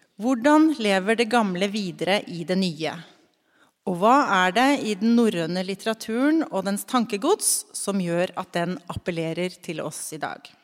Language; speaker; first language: Norwegian; native; Norwegian